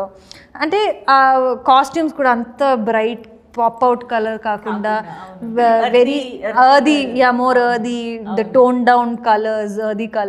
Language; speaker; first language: Telugu; non-native, learner; Kannada